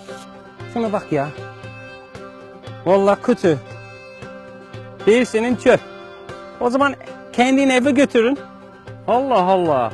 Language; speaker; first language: Turkish; non-native, fluent; English